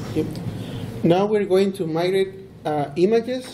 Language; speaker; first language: English; non-native, fluent; Spanish